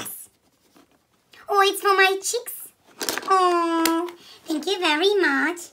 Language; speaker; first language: English; non-native, learner; Russian